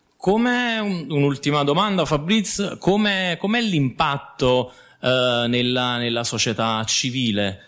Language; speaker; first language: Italian; native; Italian